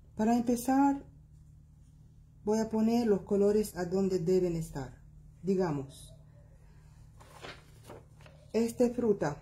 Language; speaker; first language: Spanish; non-native, fluent; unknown